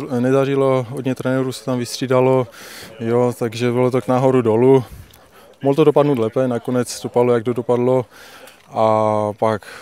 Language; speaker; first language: Czech; non-native, fluent; Armenian